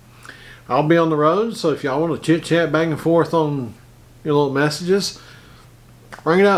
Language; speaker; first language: English; native; English